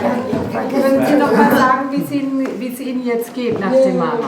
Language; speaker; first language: German; native; German